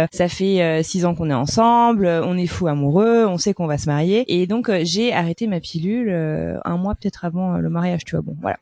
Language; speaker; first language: French; native; French